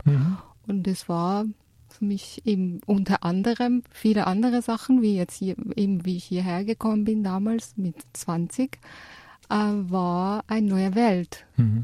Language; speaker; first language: German; non-native, fluent; Persian